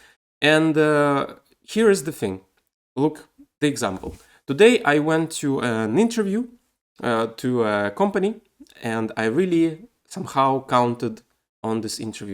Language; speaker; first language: English; non-native, fluent; Russian